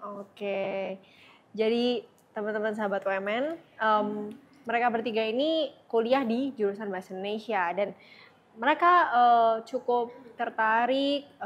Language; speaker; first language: Indonesian; native; Indonesian